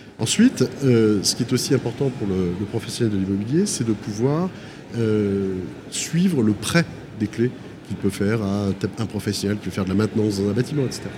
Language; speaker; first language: French; native; French